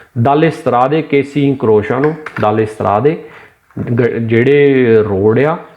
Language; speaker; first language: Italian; non-native, fluent; Punjabi